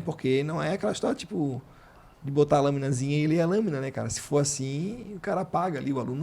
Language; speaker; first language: Portuguese; native; Portuguese